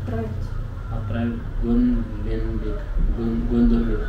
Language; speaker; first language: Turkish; non-native, learner; Kazakh